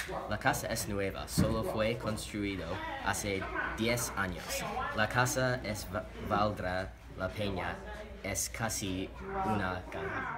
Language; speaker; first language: Spanish; non-native, learner; English